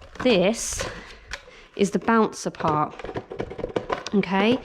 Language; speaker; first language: English; native; English